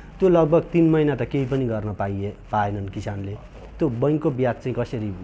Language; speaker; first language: Nepali; native; Nepali